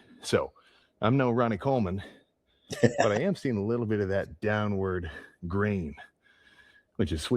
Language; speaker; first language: English; native; English